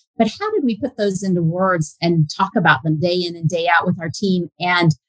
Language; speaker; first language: English; native; English